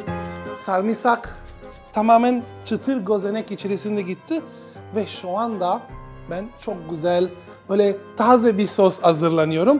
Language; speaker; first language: Turkish; non-native, learner; Italian